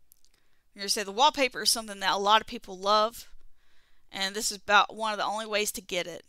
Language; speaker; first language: English; native; English